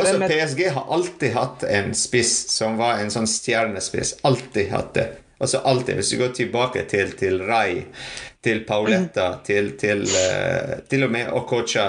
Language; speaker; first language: Norwegian; non-native, fluent; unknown